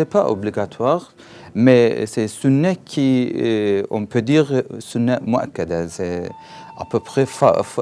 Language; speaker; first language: French; non-native, learner; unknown